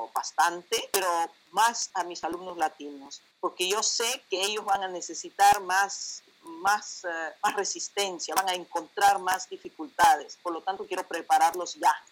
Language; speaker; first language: Spanish; native; Spanish